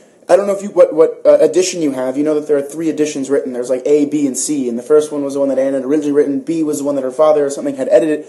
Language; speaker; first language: English; early bilingual, other home language; Spanish